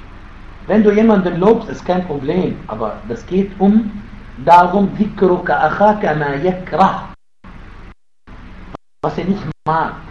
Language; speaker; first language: German; non-native, fluent; Arabic